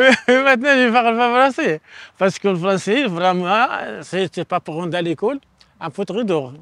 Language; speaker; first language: French; non-native, learner; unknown